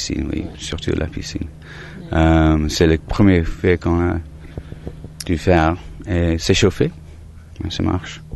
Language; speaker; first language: French; non-native, fluent; English